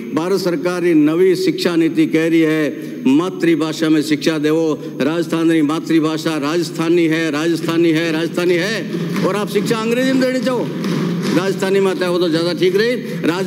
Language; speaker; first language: Hindi; native; Hindi